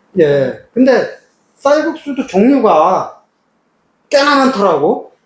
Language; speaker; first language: Korean; native; Korean